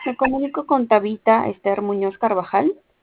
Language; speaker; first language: Spanish; native; Spanish